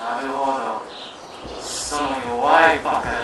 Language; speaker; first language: Japanese; non-native, learner; English